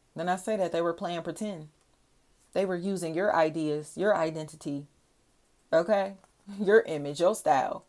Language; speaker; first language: English; native; English